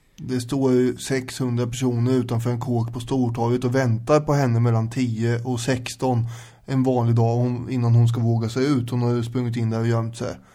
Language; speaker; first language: Swedish; native; Swedish